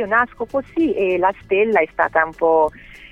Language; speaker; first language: Italian; native; Italian